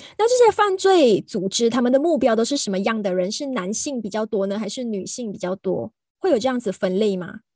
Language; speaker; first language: Chinese; native; Chinese